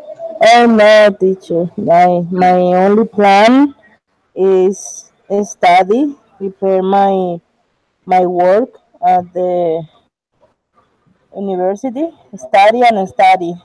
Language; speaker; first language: English; non-native, learner; Spanish